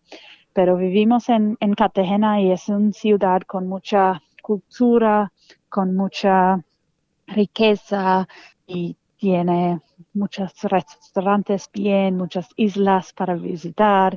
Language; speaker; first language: Spanish; non-native, fluent; English